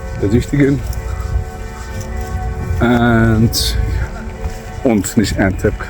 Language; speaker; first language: German; non-native, learner; Turkish